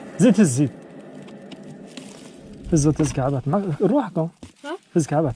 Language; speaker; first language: Arabic; native; Arabic